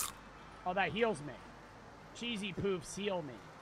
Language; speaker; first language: English; native; English